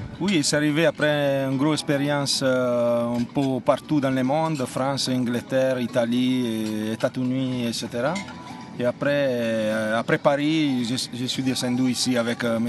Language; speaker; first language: French; non-native, fluent; Italian